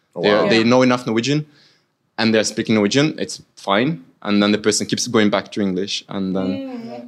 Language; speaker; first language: English; non-native, fluent; Arabic